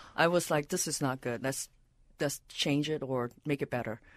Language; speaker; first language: English; non-native, local second language; Cantonese